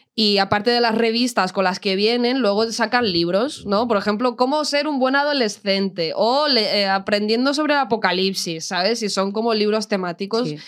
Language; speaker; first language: Spanish; early bilingual, other home language; Russian